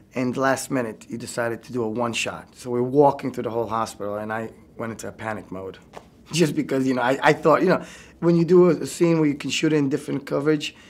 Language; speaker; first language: English; native; English